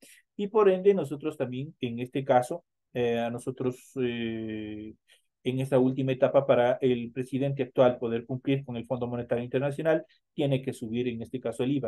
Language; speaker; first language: Spanish; native; Spanish